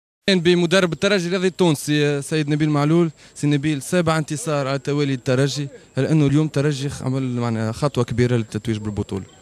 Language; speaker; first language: Arabic; native; Arabic